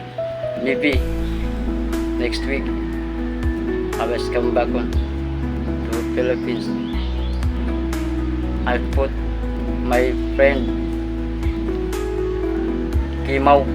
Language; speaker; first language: English; non-native, learner; Cebuano